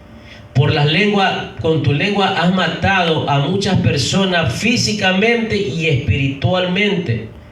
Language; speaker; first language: Spanish; native; Spanish